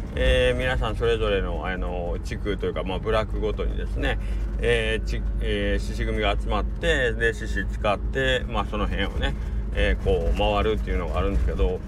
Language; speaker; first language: Japanese; native; Japanese